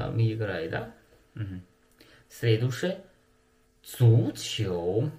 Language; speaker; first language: Russian; non-native, learner; Chinese